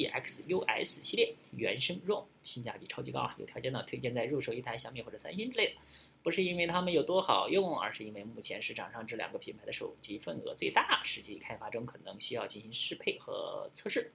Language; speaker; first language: Chinese; native; Chinese